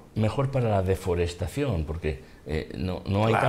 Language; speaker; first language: Spanish; non-native, local second language; Catalan